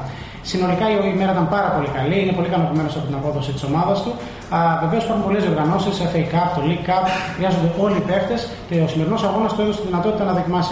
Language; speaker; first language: Greek; native; Greek